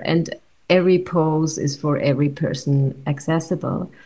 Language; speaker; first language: English; non-native, fluent; German